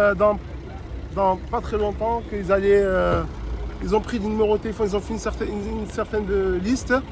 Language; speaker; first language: French; non-native, local second language; Arabic